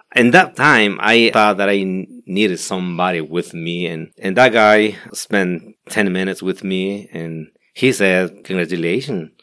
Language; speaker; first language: English; non-native, learner; Spanish